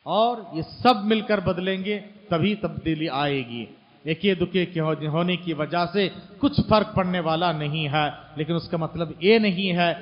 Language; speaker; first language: Hindi; native; Hindi